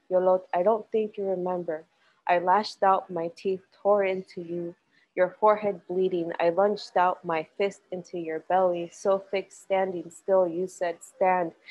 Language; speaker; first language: English; early bilingual, other home language; Spanish